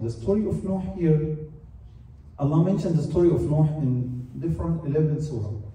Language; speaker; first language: English; non-native, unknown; Arabic